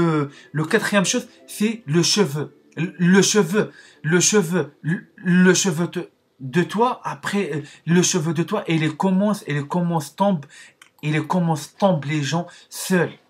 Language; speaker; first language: French; non-native, learner; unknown